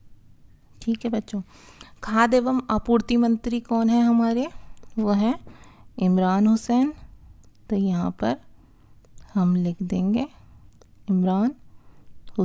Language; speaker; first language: Hindi; native; Hindi